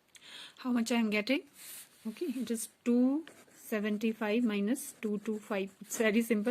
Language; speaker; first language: English; non-native, local second language; Hindi